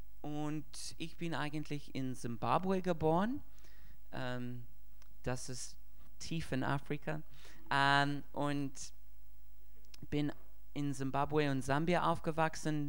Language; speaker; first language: German; non-native, fluent; English